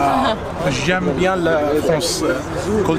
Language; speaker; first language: French; non-native, learner; Arabic